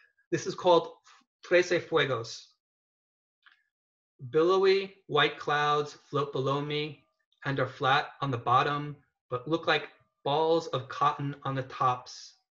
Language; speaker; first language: English; native; English